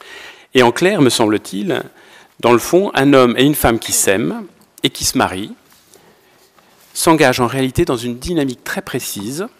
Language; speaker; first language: French; native; French